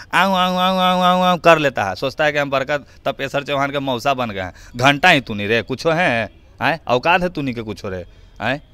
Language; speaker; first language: Hindi; native; Hindi